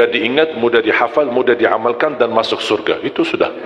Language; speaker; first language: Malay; non-native, fluent; Arabic